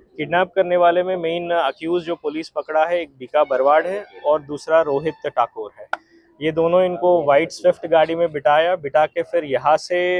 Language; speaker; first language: Hindi; non-native, local second language; Gujarati